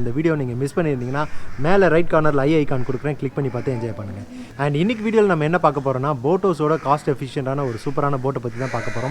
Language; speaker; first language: Tamil; native; Tamil